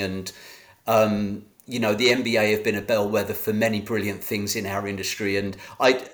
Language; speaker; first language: English; native; English